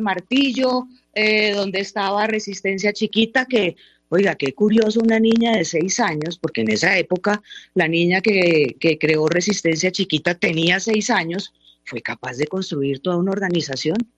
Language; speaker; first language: Spanish; native; Spanish